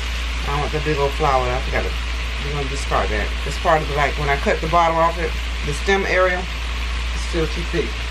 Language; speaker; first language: English; native; English